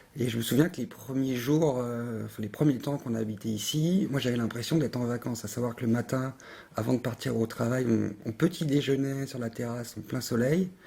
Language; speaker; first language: French; native; French